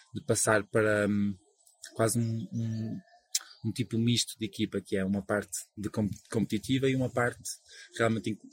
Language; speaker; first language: Portuguese; native; Portuguese